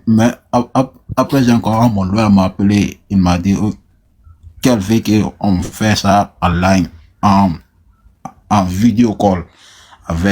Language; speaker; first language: French; non-native, local second language; Susu